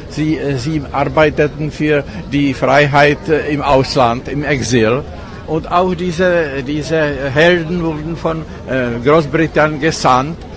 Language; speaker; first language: German; non-native, fluent; Czech